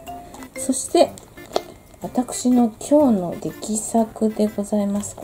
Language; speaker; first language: Japanese; native; Japanese